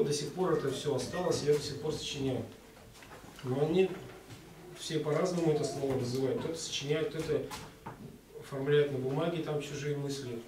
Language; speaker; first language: Russian; native; Russian